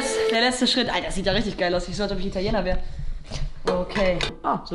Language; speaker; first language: German; native; German